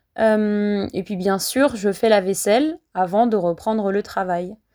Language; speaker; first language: French; native; French